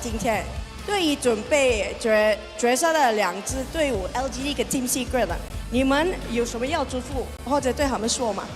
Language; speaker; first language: Chinese; early bilingual, heritage; Chinese